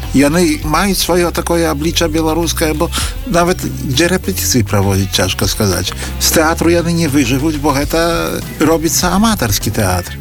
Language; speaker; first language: Belarusian; native; Belarusian